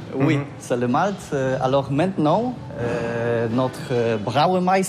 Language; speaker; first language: French; non-native, learner; Polish